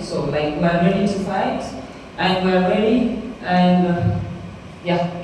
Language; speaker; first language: English; non-native, fluent; Nepali